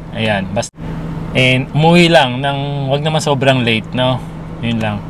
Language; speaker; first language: Filipino; native; Filipino